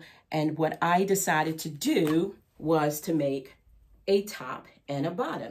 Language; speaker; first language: English; native; English